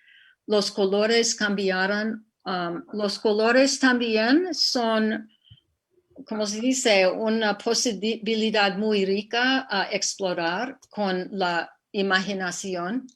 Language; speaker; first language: Spanish; non-native, fluent; English